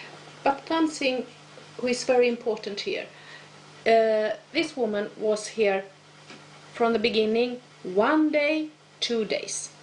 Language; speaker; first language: English; non-native, fluent; Swedish